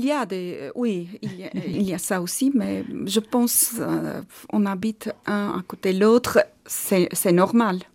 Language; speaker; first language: French; non-native, fluent; Armenian